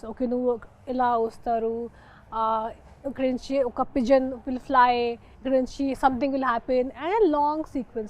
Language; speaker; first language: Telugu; non-native, local second language; Hindi